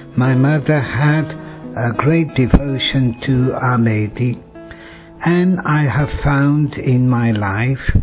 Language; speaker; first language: English; non-native, fluent; French